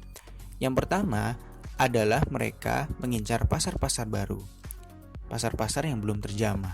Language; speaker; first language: Indonesian; native; Indonesian